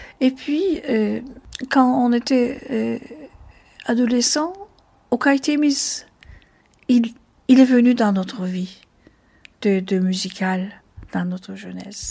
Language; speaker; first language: French; non-native, fluent; Turkish